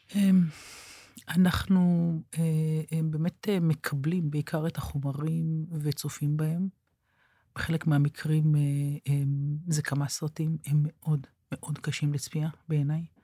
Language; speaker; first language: Hebrew; native; Hebrew